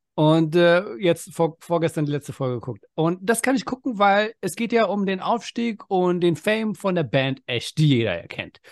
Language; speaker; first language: German; early bilingual, other home language; Persian